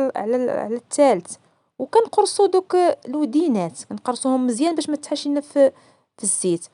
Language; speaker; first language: Arabic; native; Arabic